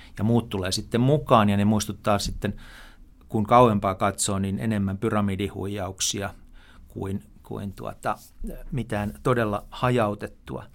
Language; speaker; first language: Finnish; native; Finnish